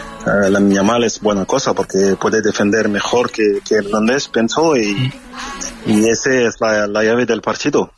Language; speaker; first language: Spanish; non-native, fluent; French